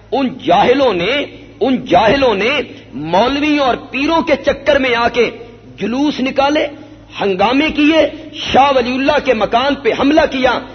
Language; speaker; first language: Urdu; non-native, local second language; Punjabi